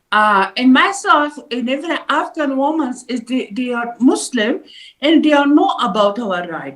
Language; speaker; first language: English; non-native, learner; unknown